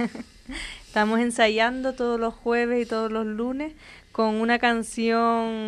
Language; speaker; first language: Spanish; native; Spanish